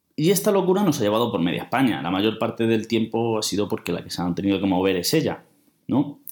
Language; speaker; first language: Spanish; native; Spanish